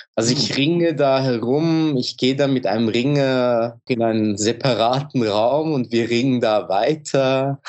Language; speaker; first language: German; early bilingual, other home language; Turkish